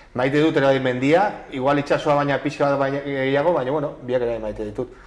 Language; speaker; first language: Basque; native; Basque